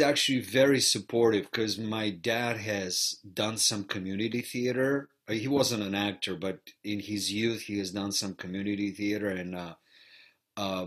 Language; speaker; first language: English; non-native, fluent; Bulgarian